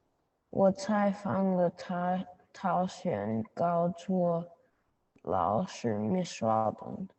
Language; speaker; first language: Chinese; non-native, learner; English